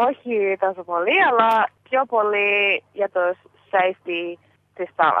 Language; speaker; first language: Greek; early bilingual, heritage; Greek